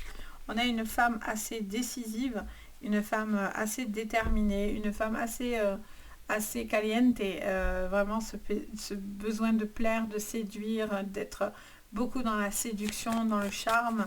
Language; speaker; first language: French; native; French